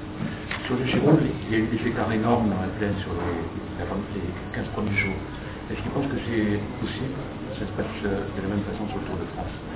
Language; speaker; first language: French; native; French